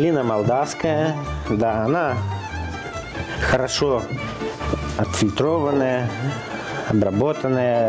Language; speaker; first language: Russian; non-native, local second language; Romanian